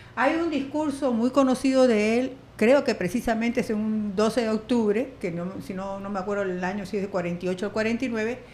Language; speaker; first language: Spanish; native; Spanish